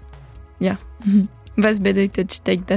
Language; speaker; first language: German; non-native, local second language; French